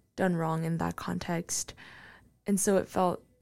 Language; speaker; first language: English; non-native, fluent; Korean